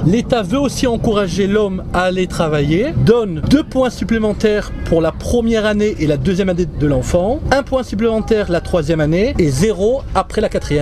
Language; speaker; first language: French; native; French